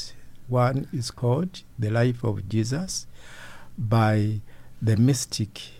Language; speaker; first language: English; non-native, local second language; Ganda